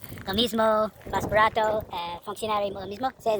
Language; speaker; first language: Spanish; non-native, learner; English